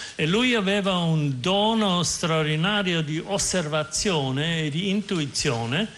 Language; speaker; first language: Italian; non-native, fluent; German